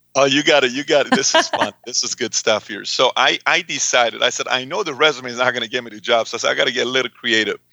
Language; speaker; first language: English; early bilingual, other home language; Persian